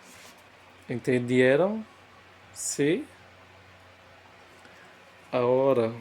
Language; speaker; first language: Spanish; non-native, fluent; Portuguese